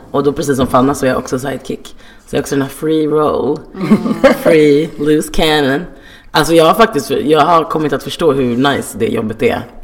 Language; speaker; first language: Swedish; native; Swedish